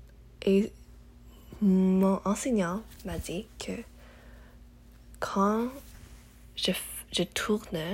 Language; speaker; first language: French; non-native, learner; English